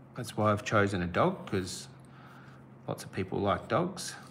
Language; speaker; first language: English; native; English